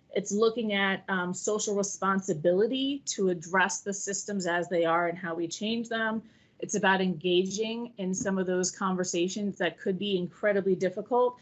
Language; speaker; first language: English; native; English